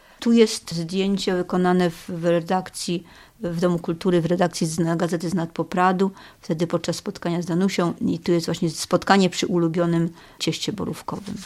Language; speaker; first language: Polish; native; Polish